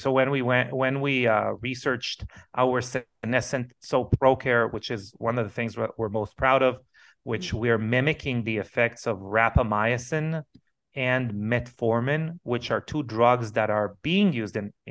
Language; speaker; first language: English; non-native, fluent; Hebrew